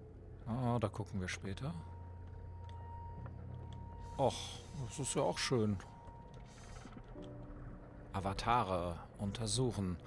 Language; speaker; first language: German; native; German